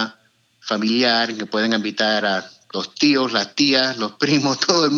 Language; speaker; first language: Spanish; early bilingual, heritage; Spanish